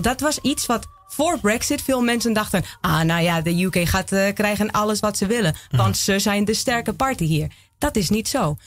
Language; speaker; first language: Dutch; non-native, fluent; Spanish